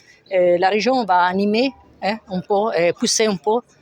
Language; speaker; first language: French; non-native, fluent; Italian